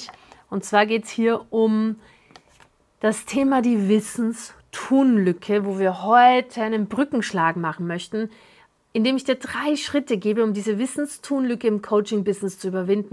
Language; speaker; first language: German; native; German